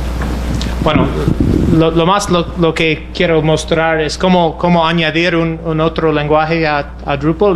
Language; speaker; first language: Spanish; non-native, fluent; English